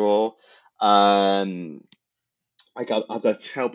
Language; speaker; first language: English; native; English